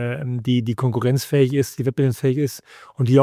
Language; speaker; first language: German; native; German